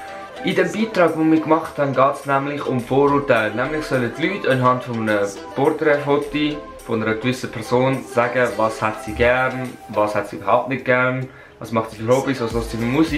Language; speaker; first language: German; native; German